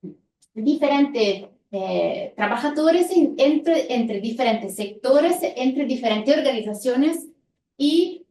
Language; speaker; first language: Spanish; non-native, fluent; Italian